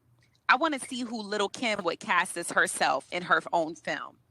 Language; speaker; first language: English; native; English